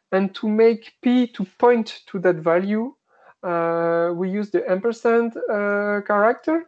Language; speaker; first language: English; non-native, fluent; French